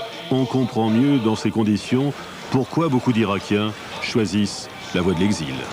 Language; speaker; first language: French; native; French